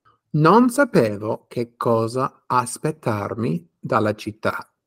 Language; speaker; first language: Italian; non-native, fluent; English